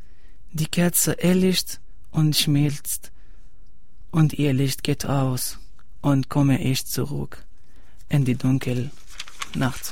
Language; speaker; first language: German; non-native, learner; Arabic